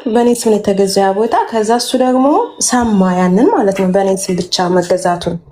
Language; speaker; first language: Amharic; native; Amharic